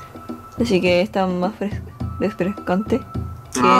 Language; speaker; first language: Spanish; non-native, fluent; Japanese